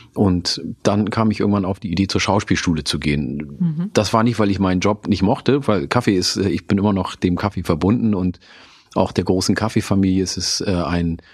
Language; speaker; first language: German; non-native, local second language; Oromo